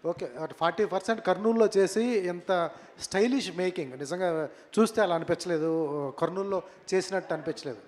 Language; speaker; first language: Telugu; native; Telugu